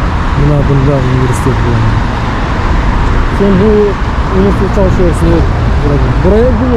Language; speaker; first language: Turkish; non-native, learner; Bashkir